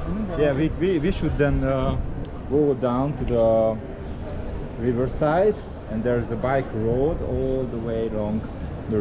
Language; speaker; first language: English; non-native, fluent; Hungarian